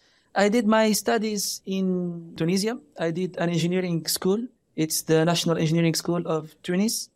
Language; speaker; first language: English; non-native, fluent; Arabic